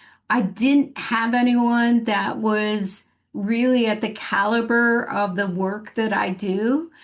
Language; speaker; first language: English; native; English